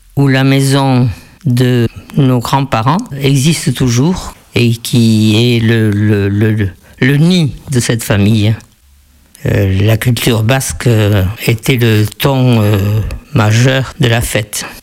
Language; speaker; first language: French; early bilingual, other home language; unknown